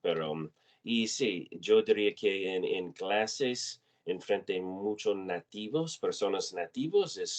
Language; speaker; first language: Spanish; non-native, learner; English